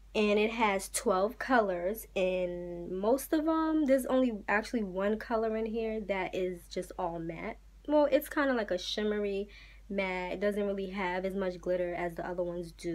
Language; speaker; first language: English; native; English